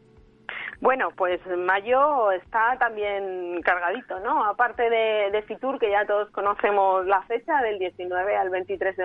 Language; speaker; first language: Spanish; native; Spanish